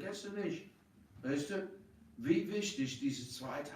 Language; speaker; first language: German; non-native, fluent; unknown